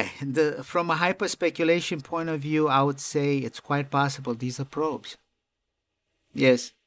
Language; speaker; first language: English; non-native, fluent; Romanian